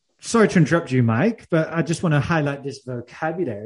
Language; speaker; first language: English; native; English